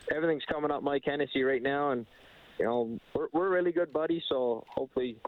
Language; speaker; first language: English; native; English